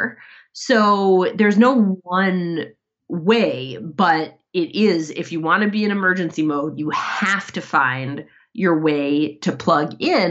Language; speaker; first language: English; native; English